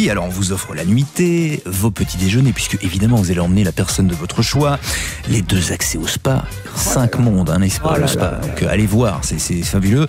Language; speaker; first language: French; native; French